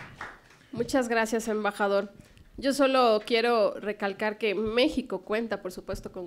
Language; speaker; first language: Spanish; native; Spanish